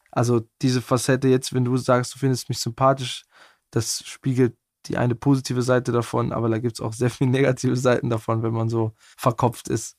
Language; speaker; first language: German; native; German